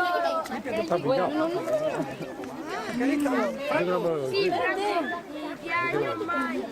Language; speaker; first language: Spanish; non-native, learner; Arabic